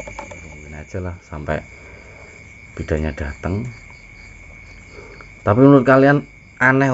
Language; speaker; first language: Indonesian; non-native, local second language; Javanese